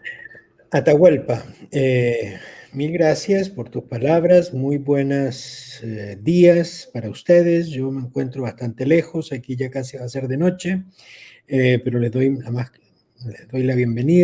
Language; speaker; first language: Spanish; native; Spanish